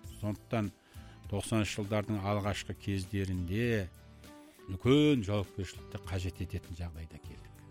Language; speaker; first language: Kazakh; early bilingual, heritage; Kazakh